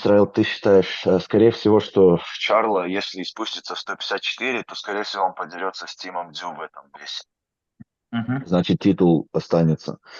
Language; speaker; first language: Russian; native; Russian